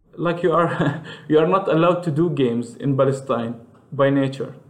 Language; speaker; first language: English; non-native, fluent; Arabic